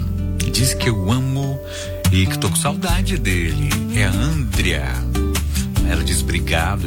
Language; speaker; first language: Portuguese; native; Portuguese